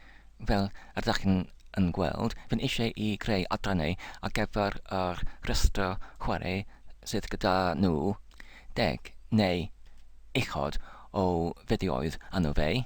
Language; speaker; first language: Welsh; non-native, learner; English